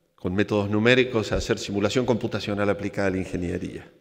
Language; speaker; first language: Spanish; native; Spanish